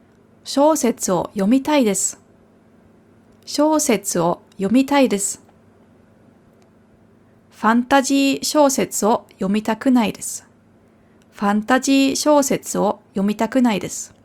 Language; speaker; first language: Japanese; non-native, fluent; German